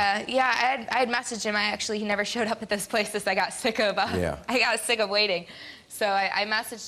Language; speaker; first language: English; native; English